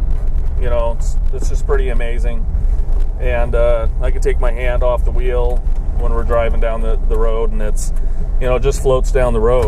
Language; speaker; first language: English; native; English